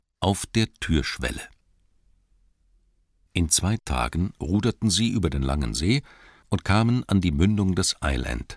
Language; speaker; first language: German; native; German